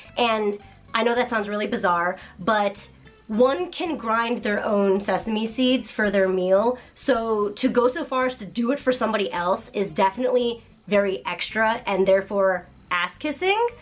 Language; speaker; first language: English; early bilingual, other home language; Japanese